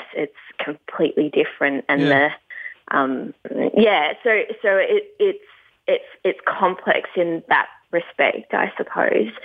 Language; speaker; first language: English; native; English